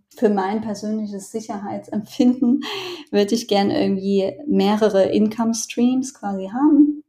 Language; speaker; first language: German; native; German